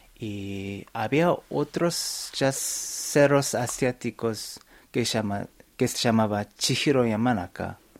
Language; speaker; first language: Spanish; non-native, fluent; Korean